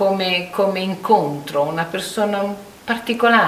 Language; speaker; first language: Italian; native; Italian